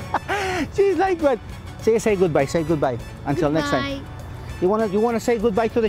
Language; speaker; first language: English; non-native, fluent; Spanish